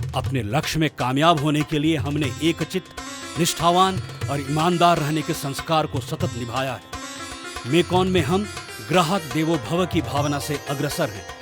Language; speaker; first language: Hindi; native; Hindi